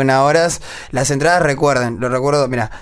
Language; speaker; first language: Spanish; native; Spanish